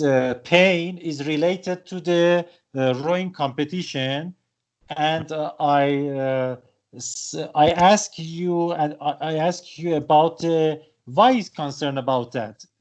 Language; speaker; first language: English; non-native, learner; Persian